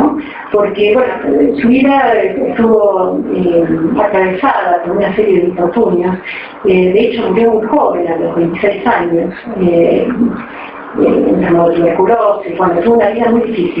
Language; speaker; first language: Spanish; native; Spanish